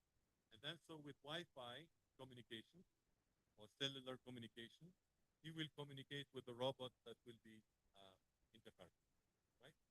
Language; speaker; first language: English; non-native, fluent; Arabic